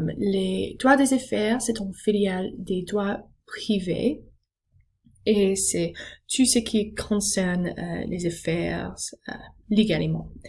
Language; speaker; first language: French; non-native, learner; English